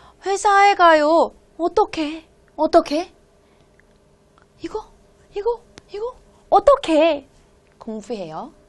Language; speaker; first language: Korean; non-native, fluent; Hmong